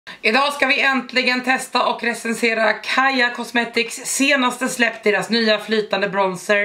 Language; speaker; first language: Swedish; native; Swedish